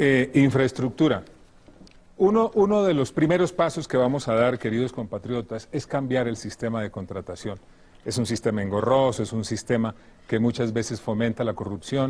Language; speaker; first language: Spanish; native; Spanish